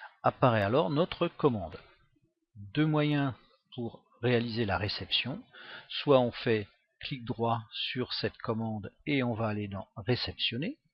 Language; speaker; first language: French; native; French